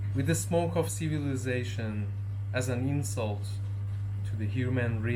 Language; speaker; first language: English; non-native, fluent; Persian